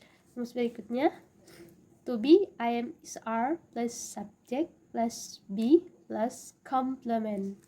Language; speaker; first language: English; non-native, learner; Indonesian